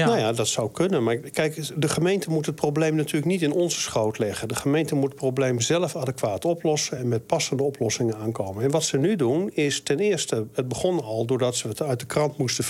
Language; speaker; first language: Dutch; native; Dutch